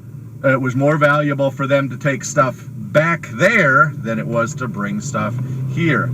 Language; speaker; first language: English; native; English